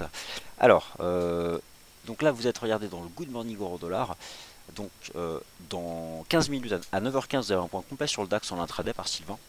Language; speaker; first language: French; native; French